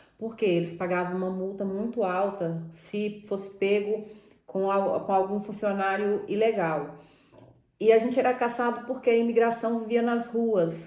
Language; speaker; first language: Portuguese; native; Portuguese